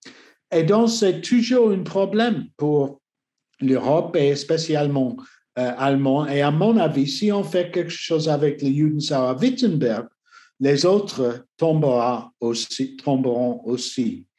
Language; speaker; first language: French; non-native, learner; English